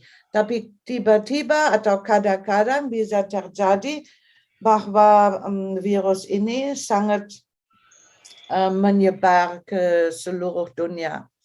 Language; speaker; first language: Indonesian; non-native, fluent; German